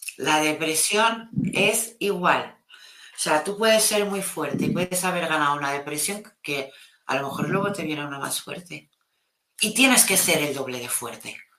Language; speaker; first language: Spanish; non-native, local second language; Catalan